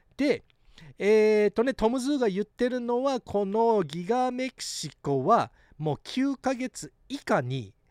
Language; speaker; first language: Japanese; early bilingual, heritage; Japanese